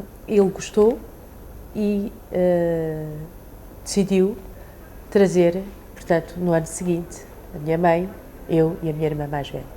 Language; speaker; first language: Portuguese; early bilingual, other home language; Chinese